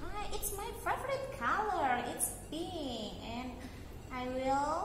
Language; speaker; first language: English; non-native, learner; Indonesian